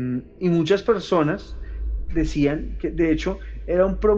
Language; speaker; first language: Spanish; native; Spanish